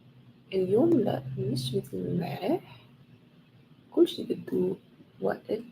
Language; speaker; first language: Arabic; non-native, learner; English